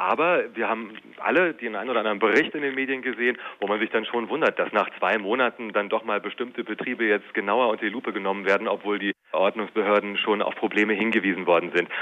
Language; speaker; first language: German; native; German